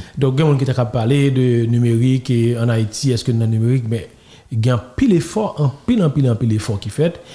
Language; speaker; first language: French; non-native, local second language; Haitian Creole